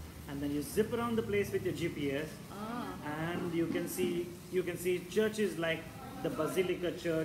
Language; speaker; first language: English; non-native, local second language; Konkani